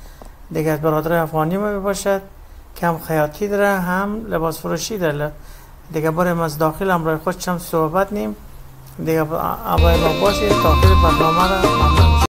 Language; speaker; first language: Persian; native; Persian